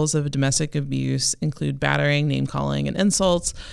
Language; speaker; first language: English; native; English